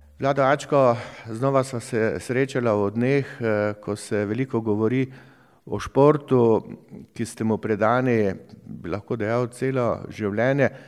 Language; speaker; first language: Slovenian; native; Slovenian